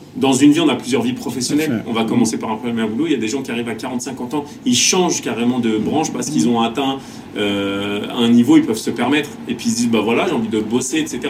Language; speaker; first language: French; native; French